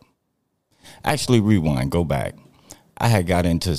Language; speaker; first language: English; native; English